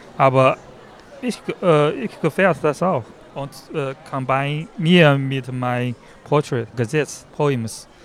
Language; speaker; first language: German; non-native, learner; Chinese